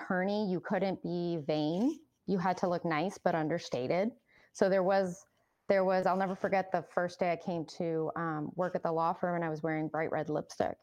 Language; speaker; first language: English; early bilingual, other home language; Spanish